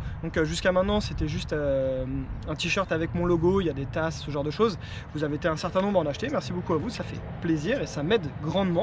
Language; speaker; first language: French; native; French